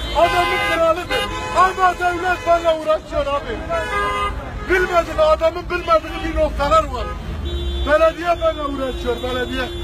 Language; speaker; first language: Turkish; native; Turkish